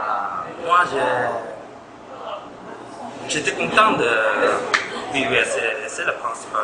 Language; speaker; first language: French; non-native, fluent; Korean